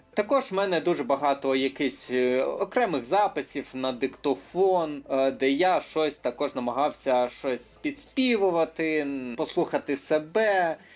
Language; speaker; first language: Ukrainian; native; Ukrainian